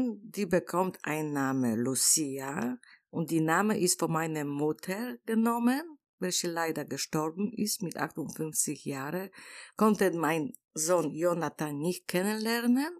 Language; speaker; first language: German; non-native, learner; Polish